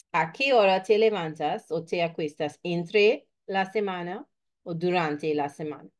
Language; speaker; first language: Spanish; non-native, fluent; English